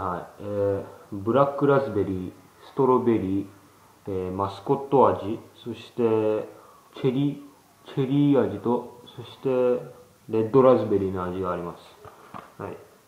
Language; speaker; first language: Japanese; early bilingual, heritage; Japanese